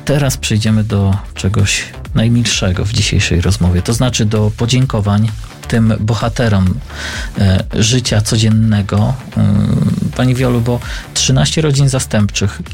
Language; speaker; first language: Polish; native; Polish